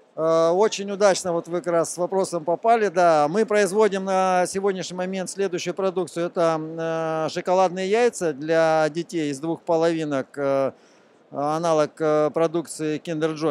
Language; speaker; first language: Russian; native; Russian